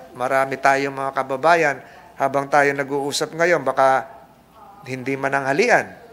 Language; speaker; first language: Filipino; native; Filipino